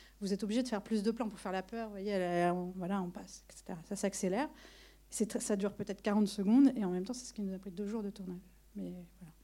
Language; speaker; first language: French; native; French